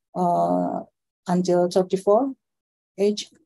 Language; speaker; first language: English; non-native, fluent; Indonesian